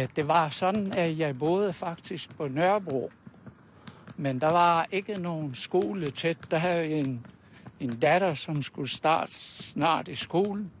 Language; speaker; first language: Danish; non-native, fluent; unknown